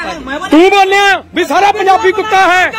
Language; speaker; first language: Hindi; non-native, local second language; Punjabi